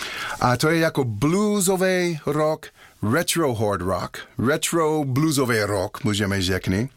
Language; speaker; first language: Czech; non-native, learner; English